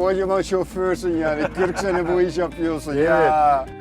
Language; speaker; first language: Turkish; non-native, fluent; Dutch